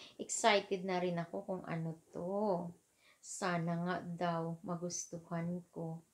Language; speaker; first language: Filipino; non-native, local second language; Hiligaynon